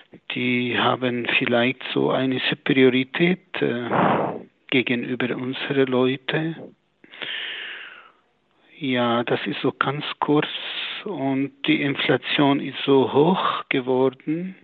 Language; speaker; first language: German; non-native, fluent; Arabic